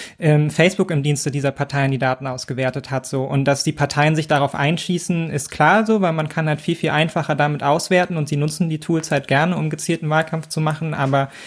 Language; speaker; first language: German; native; German